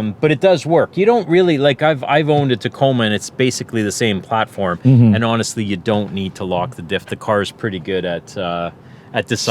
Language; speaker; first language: English; native; English